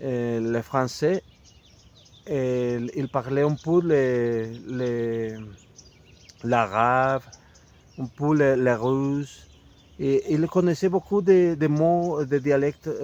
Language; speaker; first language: French; non-native, fluent; Spanish